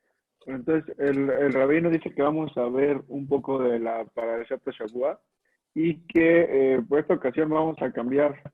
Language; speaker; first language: Spanish; native; Spanish